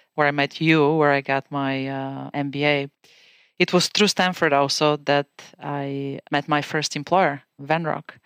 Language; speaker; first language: English; non-native, fluent; Bulgarian